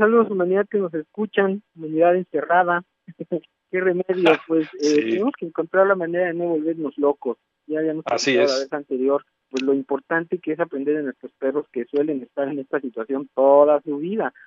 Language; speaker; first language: Spanish; native; Spanish